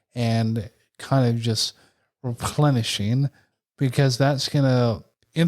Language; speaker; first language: English; native; English